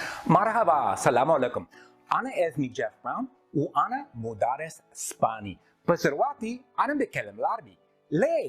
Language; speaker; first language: Arabic; non-native, learner; English